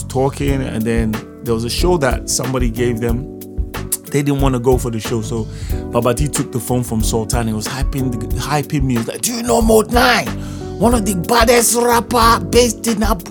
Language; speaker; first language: English; non-native, local second language; Yoruba